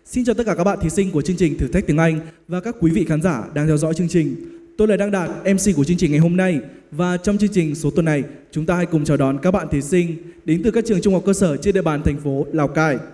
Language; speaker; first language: Vietnamese; native; Vietnamese